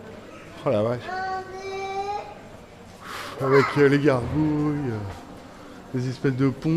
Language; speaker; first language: French; native; French